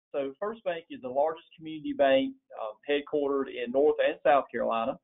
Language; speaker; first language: English; native; English